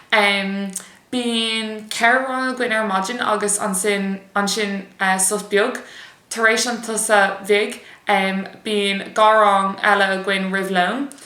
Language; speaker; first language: Irish; non-native, local second language; English